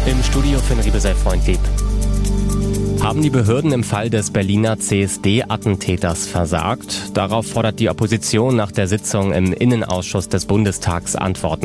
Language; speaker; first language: German; native; German